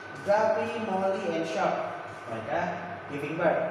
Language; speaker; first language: English; non-native, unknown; Indonesian